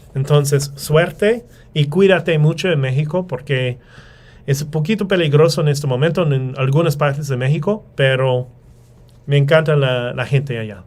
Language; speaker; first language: Spanish; non-native, learner; English